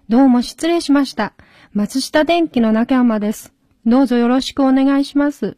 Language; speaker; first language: Japanese; non-native, fluent; Chinese